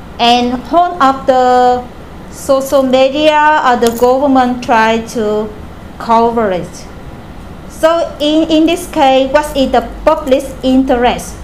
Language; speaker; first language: English; non-native, learner; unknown